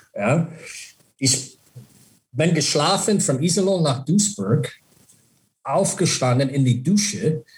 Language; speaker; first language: German; non-native, fluent; English